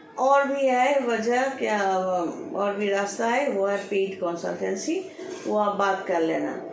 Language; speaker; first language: Hindi; non-native, local second language; Bangla